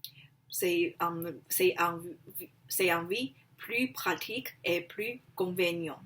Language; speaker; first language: French; non-native, learner; Chinese